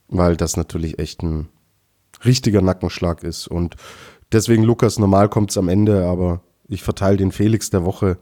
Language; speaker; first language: German; native; German